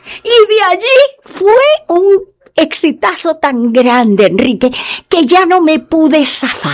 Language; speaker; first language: Spanish; native; Spanish